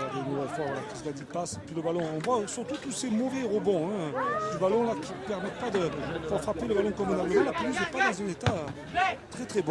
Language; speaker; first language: French; native; French